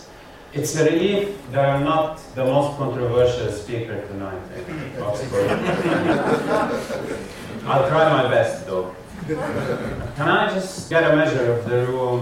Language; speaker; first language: English; non-native, fluent; Arabic